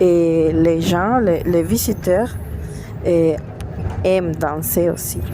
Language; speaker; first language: French; non-native, learner; Spanish